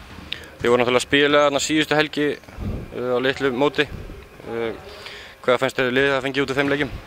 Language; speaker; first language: Icelandic; native; Icelandic